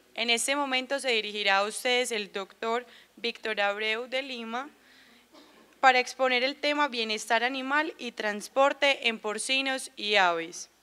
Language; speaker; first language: Spanish; native; Spanish